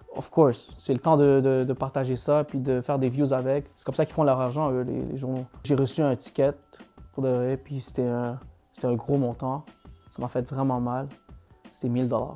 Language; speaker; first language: French; native; French